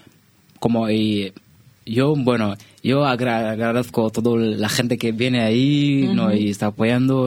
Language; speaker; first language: Spanish; non-native, learner; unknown